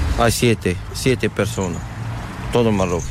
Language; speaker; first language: Spanish; non-native, learner; Arabic